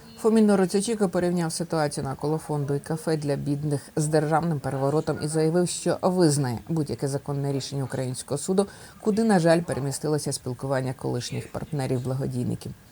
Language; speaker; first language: Ukrainian; native; Ukrainian